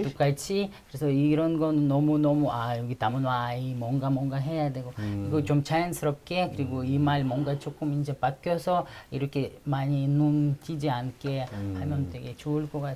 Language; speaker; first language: Korean; non-native, fluent; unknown